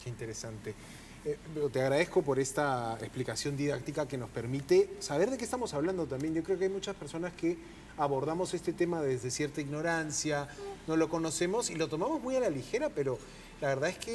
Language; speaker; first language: Spanish; native; Spanish